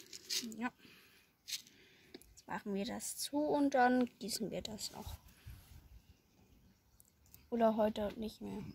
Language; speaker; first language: German; native; German